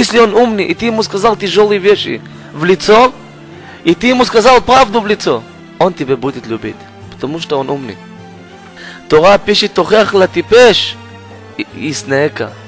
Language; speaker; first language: Russian; non-native, learner; Hebrew